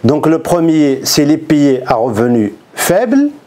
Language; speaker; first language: French; non-native, local second language; Arabic